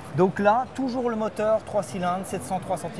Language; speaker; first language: French; native; French